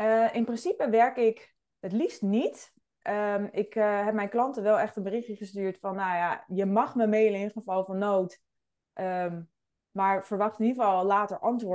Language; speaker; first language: Dutch; native; Dutch